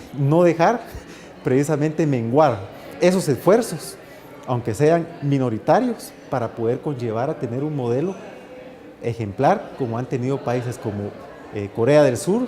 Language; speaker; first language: Spanish; native; Spanish